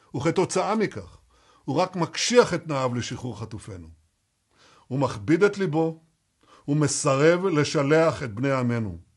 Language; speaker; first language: Hebrew; native; Hebrew